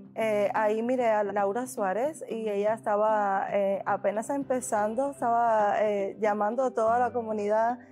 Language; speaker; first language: Spanish; native; Spanish